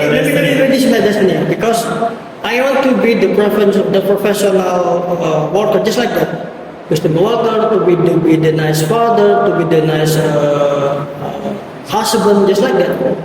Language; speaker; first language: English; non-native, learner; Indonesian